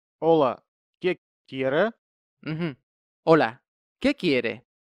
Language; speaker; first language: Spanish; non-native, fluent; Russian